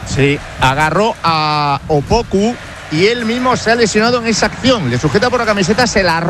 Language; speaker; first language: Spanish; native; Spanish